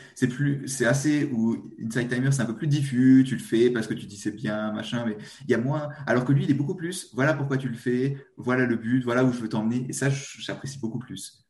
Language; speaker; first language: French; native; French